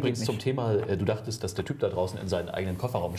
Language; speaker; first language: German; native; German